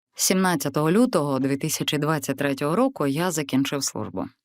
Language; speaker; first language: Ukrainian; native; Ukrainian